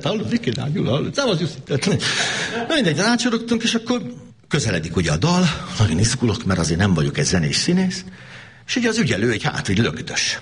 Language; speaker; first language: Hungarian; native; Hungarian